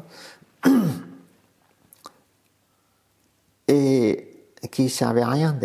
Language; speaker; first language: French; non-native, fluent; Arabic